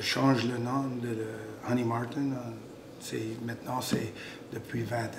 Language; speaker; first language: French; non-native, local second language; English